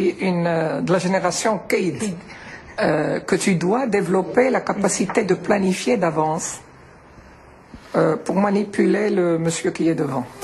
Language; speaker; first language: French; non-native, local second language; Arabic